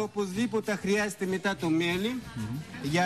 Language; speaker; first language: Greek; non-native, fluent; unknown